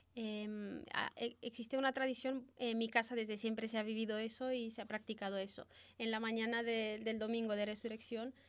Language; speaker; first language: Spanish; non-native, fluent; Romanian